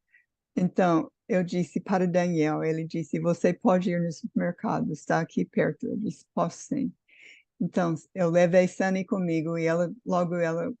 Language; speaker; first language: Portuguese; non-native, fluent; English